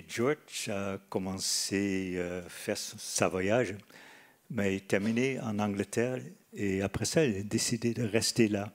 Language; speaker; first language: French; non-native, fluent; Dutch